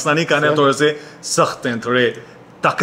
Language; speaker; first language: Arabic; non-native, learner; Urdu